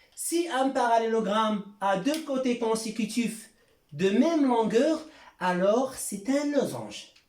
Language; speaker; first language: French; non-native, local second language; Arabic